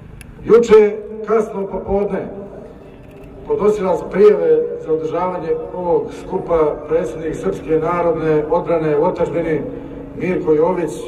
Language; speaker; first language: Bosnian; native; Bosnian